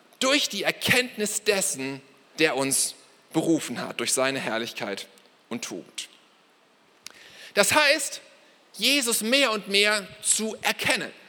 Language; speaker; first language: German; native; German